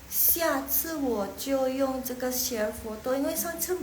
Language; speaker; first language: Chinese; non-native, fluent; Indonesian